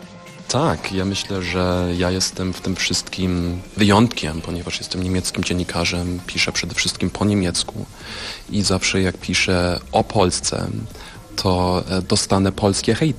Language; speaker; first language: Polish; non-native, fluent; German